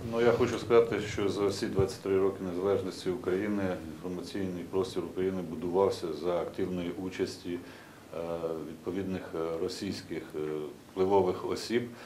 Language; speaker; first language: Ukrainian; native; Ukrainian